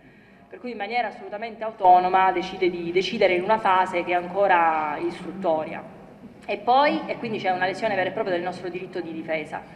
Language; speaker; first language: Italian; native; Italian